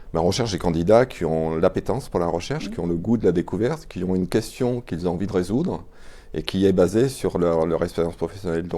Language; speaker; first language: French; native; French